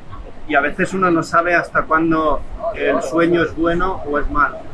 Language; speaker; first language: Spanish; native; Spanish